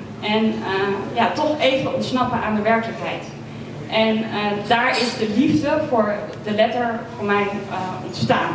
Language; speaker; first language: Dutch; native; Dutch